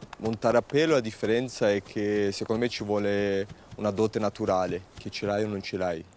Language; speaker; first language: Italian; early bilingual, other home language; German